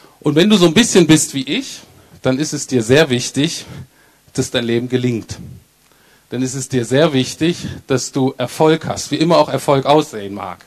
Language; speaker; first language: German; native; German